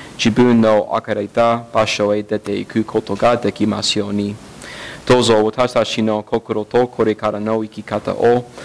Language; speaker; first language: Japanese; non-native, learner; English